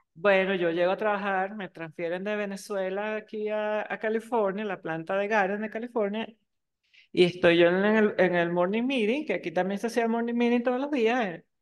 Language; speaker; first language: Spanish; native; Spanish